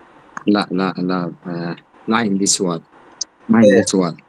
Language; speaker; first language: Arabic; non-native, learner; Urdu